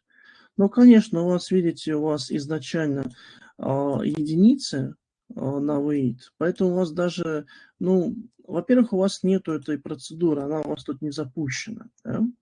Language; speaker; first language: Russian; native; Russian